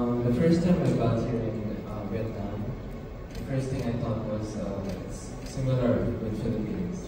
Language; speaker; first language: English; non-native, local second language; Filipino